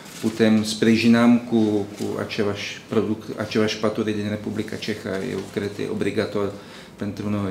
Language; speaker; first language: Romanian; non-native, learner; Czech